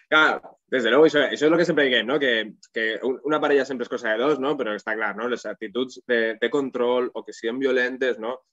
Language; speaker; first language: Spanish; non-native, local second language; Catalan